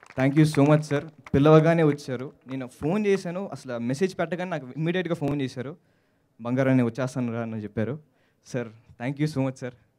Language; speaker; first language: Telugu; native; Telugu